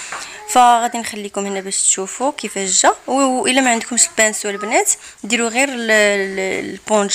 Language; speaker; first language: Arabic; native; Arabic